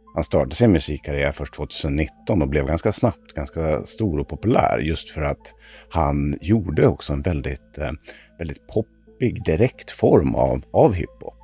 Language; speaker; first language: Swedish; native; Swedish